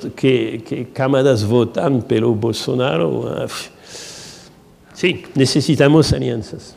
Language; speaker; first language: Portuguese; non-native, learner; French